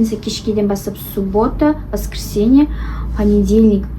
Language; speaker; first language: Russian; non-native, local second language; Kazakh